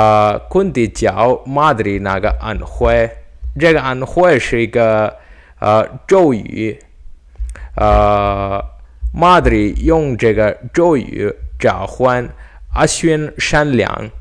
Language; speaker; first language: Chinese; non-native, learner; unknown